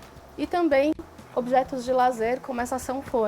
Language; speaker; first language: Portuguese; native; Portuguese